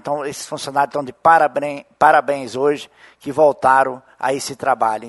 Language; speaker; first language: Portuguese; native; Portuguese